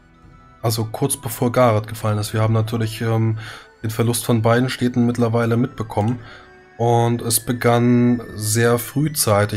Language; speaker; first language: German; native; German